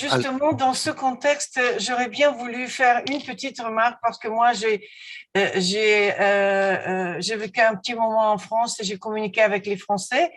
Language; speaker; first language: French; non-native, fluent; Ukrainian